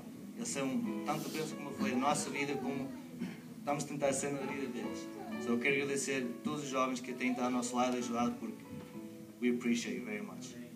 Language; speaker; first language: Portuguese; early bilingual, heritage; Portuguese